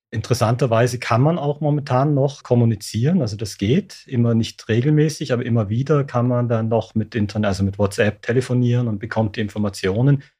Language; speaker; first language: German; early bilingual, other home language; Persian